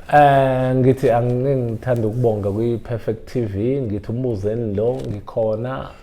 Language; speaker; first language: Zulu; native; Zulu